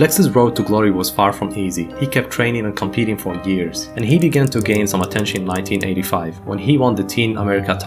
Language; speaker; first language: English; native; English